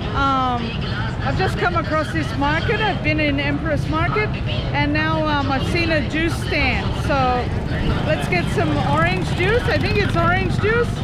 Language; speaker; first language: English; native; English